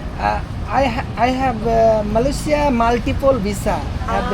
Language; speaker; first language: English; non-native, learner; Bangla